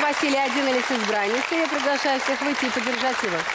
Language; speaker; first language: Russian; native; Russian